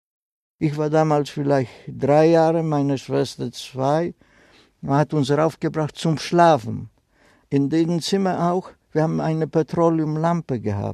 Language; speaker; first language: German; non-native, fluent; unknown